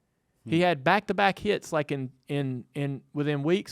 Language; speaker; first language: English; native; English